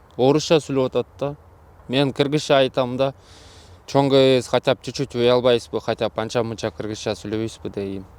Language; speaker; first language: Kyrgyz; early bilingual, other home language; Russian